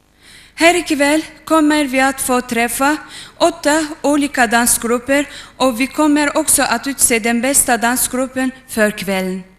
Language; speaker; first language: Swedish; non-native, fluent; Kurdish